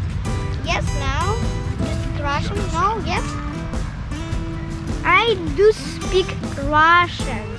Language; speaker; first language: English; non-native, fluent; Russian